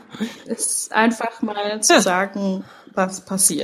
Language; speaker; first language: German; native; German